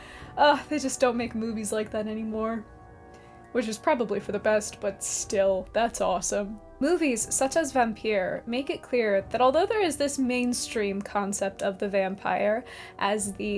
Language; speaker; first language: English; native; English